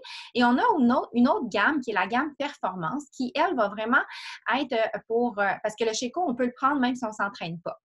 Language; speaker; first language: French; native; French